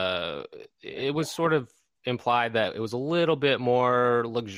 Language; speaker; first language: English; native; English